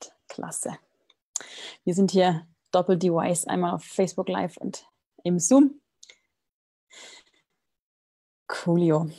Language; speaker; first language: German; native; German